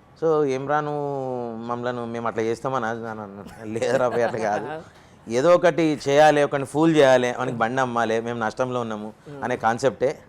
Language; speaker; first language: Telugu; native; Telugu